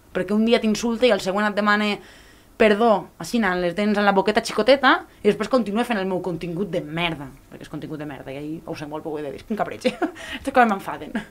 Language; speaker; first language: Catalan; native; Catalan